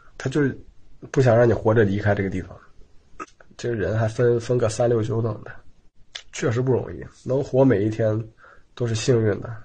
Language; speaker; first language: Chinese; native; Chinese